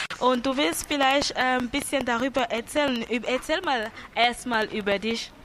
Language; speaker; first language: German; non-native, fluent; French